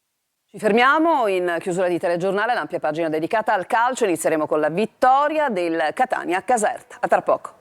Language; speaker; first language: Italian; native; Italian